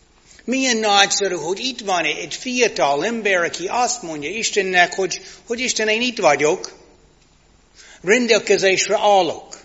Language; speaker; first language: Hungarian; non-native, fluent; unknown